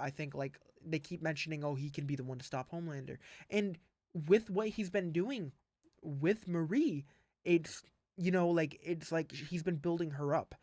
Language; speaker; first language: English; native; English